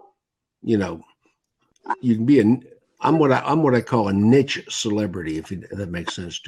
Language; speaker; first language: English; native; English